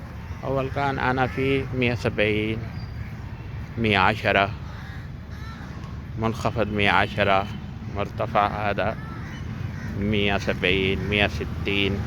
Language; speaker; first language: Arabic; non-native, learner; Urdu